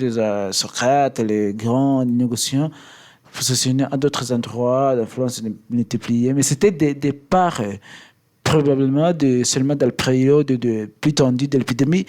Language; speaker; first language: French; non-native, learner; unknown